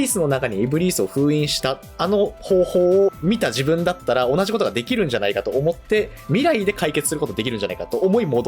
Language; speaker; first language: Japanese; native; Japanese